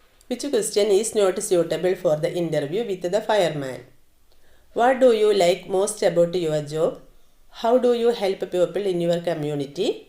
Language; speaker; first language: English; non-native, local second language; Malayalam